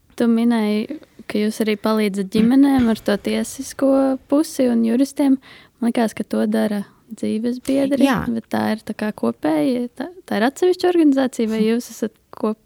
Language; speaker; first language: Latvian; native; Latvian